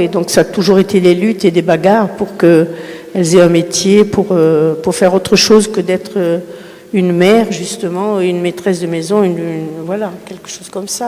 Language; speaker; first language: French; early bilingual, other home language; Spanish